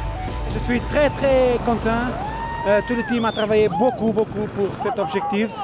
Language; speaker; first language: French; non-native, learner; Portuguese